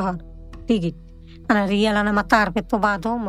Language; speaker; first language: Arabic; non-native, learner; Bangla